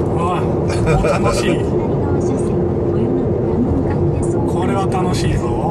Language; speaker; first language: Japanese; native; Japanese